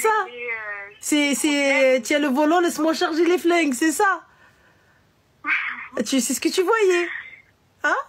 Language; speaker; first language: French; native; French